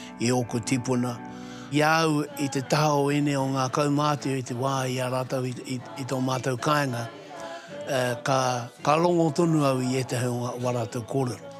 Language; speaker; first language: Māori; non-native, local second language; English